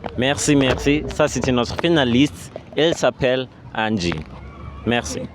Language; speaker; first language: French; non-native, fluent; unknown